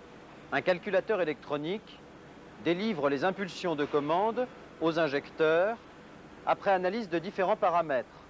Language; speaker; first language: French; native; French